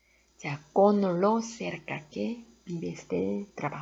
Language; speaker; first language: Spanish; non-native, fluent; Korean